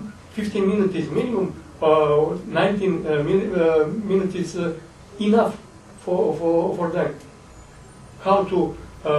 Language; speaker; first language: English; non-native, fluent; Serbian